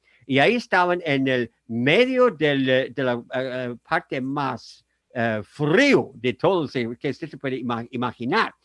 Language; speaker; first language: Spanish; non-native, fluent; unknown